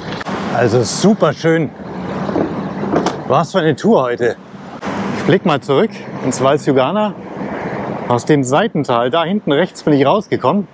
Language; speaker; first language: German; native; German